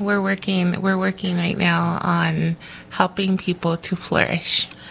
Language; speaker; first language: English; early bilingual, other home language; Spanish